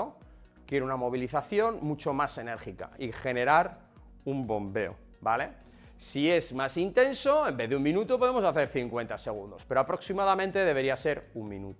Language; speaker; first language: Spanish; native; Spanish